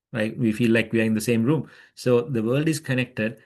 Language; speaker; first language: English; non-native, local second language; Sinhala